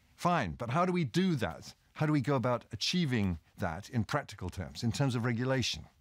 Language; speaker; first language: English; native; English